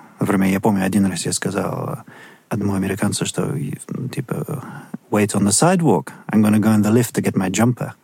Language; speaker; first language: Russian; non-native, fluent; English